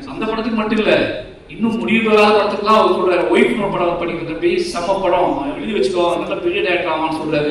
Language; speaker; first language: Tamil; native; Tamil